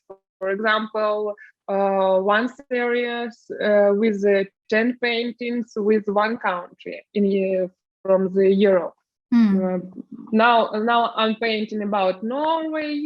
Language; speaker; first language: English; non-native, learner; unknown